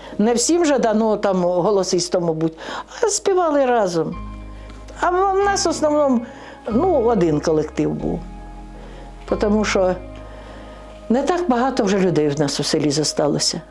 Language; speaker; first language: Ukrainian; native; Ukrainian